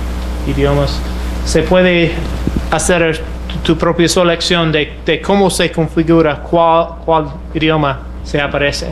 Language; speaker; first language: Spanish; non-native, fluent; English